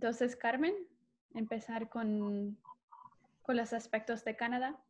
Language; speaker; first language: Spanish; non-native, fluent; English